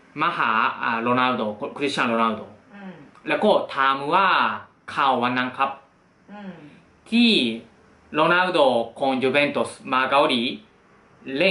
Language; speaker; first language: Thai; non-native, fluent; Japanese